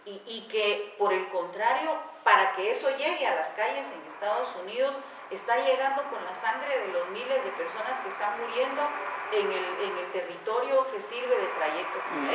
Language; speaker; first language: Spanish; native; Spanish